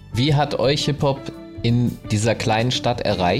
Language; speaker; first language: German; native; German